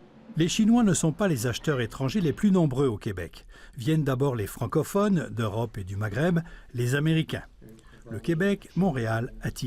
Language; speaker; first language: French; native; French